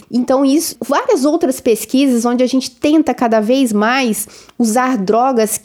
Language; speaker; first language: Portuguese; native; Portuguese